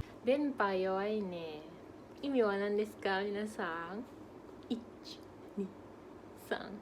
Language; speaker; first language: Japanese; non-native, learner; Indonesian